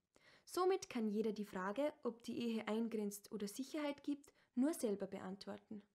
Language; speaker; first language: German; native; German